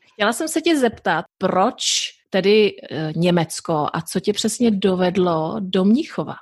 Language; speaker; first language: Czech; native; Czech